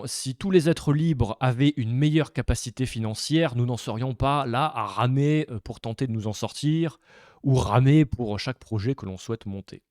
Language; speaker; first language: French; native; French